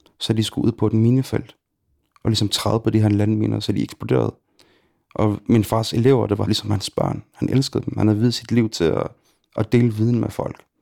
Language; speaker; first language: Danish; early bilingual, other home language; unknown